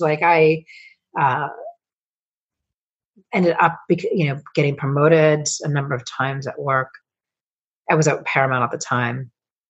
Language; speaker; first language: English; native; English